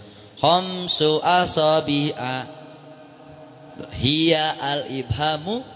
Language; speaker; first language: Arabic; non-native, fluent; Indonesian